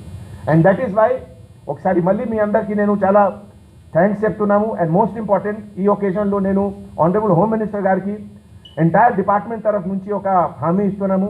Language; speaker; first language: Telugu; non-native, fluent; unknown